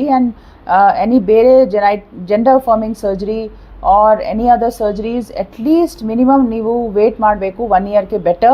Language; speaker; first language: Kannada; non-native, learner; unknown